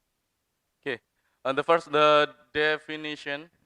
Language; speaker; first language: English; non-native, fluent; Indonesian